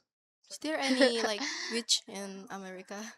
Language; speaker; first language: English; non-native, learner; Indonesian